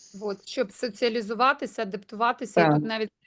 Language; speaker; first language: Ukrainian; native; Ukrainian